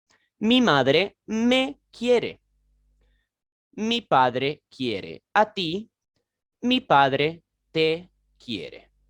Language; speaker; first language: Spanish; non-native, learner; French